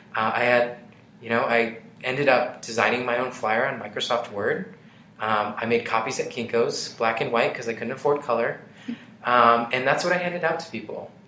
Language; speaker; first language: English; native; English